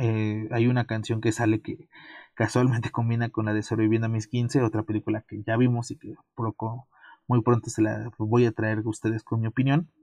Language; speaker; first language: Spanish; native; Spanish